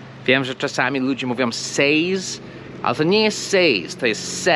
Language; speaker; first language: Polish; non-native, fluent; English